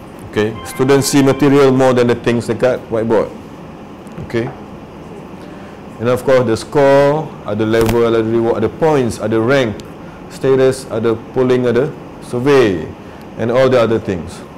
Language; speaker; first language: English; non-native, local second language; Malay